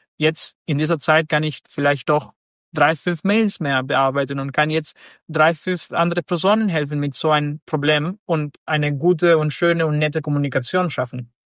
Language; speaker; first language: German; non-native, fluent; Spanish